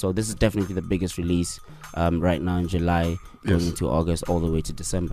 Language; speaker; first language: English; non-native, local second language; Tswana